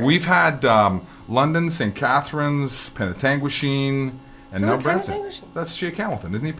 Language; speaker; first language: English; native; English